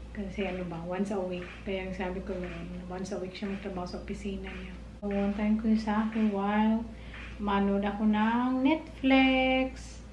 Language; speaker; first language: Filipino; non-native, local second language; Cebuano